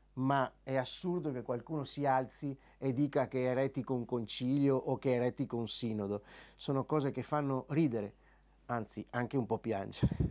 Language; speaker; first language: Italian; native; Italian